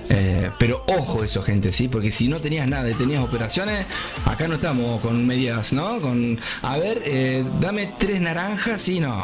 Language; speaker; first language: Spanish; native; Spanish